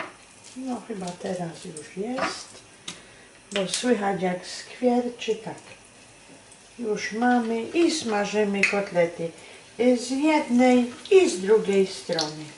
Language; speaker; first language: Polish; native; Polish